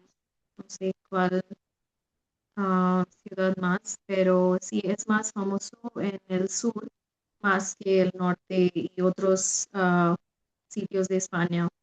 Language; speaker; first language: Spanish; non-native, fluent; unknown